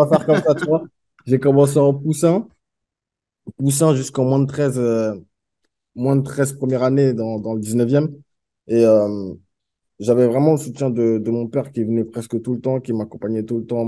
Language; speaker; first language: French; native; French